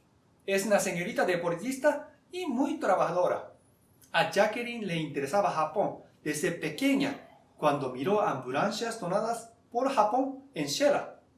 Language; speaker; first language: Spanish; non-native, fluent; Japanese